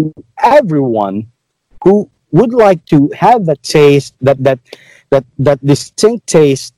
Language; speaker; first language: English; non-native, local second language; Hiligaynon